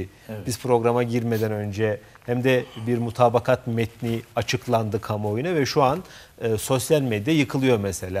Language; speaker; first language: Turkish; native; Turkish